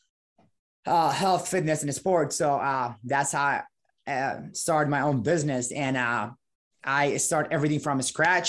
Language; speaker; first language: English; non-native, fluent; Persian